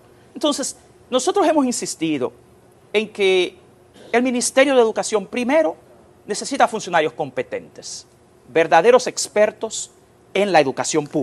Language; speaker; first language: Spanish; native; Spanish